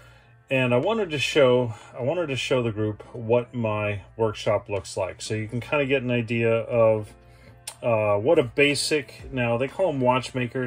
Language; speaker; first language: English; native; English